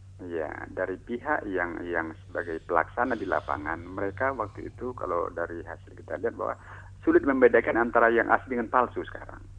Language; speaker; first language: Indonesian; native; Indonesian